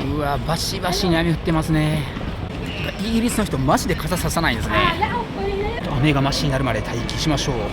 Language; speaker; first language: Japanese; native; Japanese